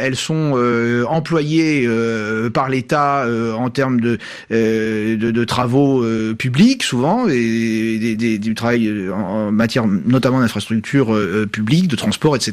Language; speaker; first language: French; native; French